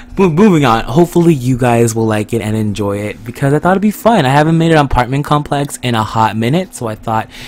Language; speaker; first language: English; native; English